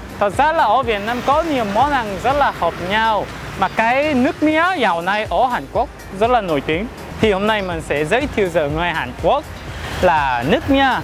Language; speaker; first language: Vietnamese; non-native, fluent; Korean